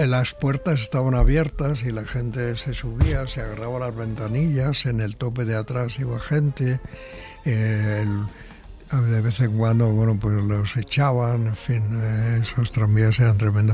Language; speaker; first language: Spanish; native; Spanish